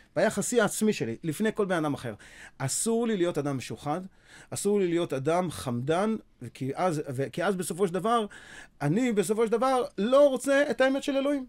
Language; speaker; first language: Hebrew; native; Hebrew